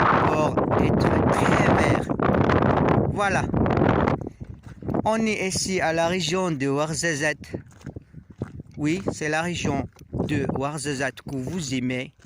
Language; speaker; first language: French; non-native, learner; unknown